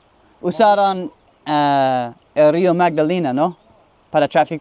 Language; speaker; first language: Spanish; non-native, learner; English